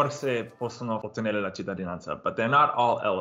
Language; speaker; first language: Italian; non-native, fluent; English